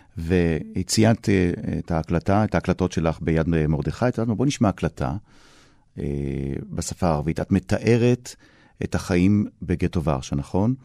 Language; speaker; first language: Hebrew; native; Hebrew